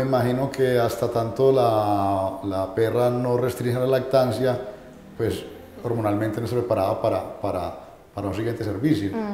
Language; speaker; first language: Spanish; native; Spanish